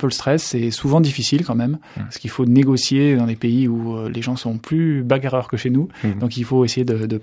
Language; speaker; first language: French; native; French